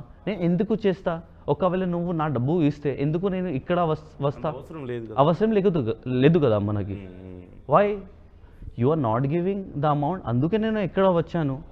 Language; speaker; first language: Telugu; non-native, local second language; Hindi